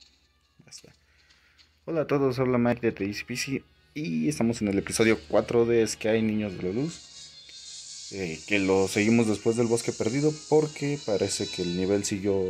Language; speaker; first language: Spanish; native; Spanish